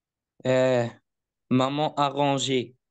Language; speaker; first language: French; non-native, learner; Arabic